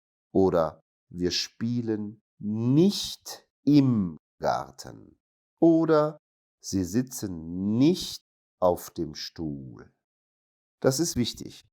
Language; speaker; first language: German; non-native, fluent; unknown